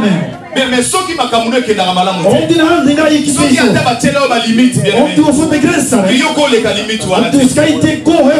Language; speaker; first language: Swedish; non-native, fluent; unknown